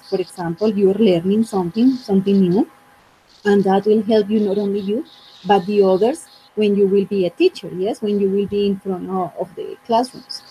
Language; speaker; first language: English; non-native, fluent; Spanish